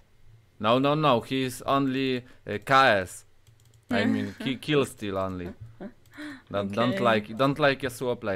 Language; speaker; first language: English; non-native, learner; Polish